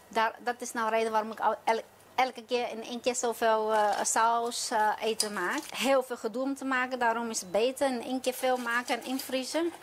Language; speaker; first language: Dutch; non-native, fluent; Chinese